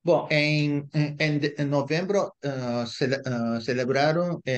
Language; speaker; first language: Portuguese; non-native, fluent; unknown